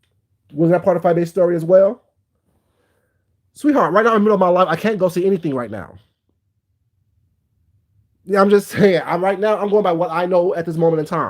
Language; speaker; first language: English; native; English